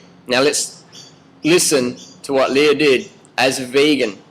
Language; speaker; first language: English; native; English